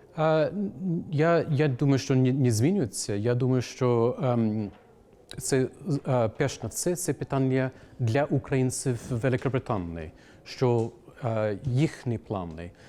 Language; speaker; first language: Ukrainian; non-native, fluent; English